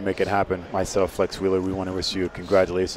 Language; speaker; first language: English; native; English